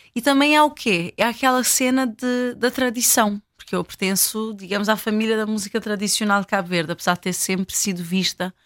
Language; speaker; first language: Portuguese; non-native, local second language; Kabuverdianu